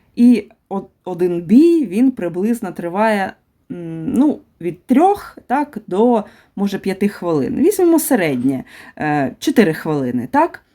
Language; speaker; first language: Ukrainian; native; Ukrainian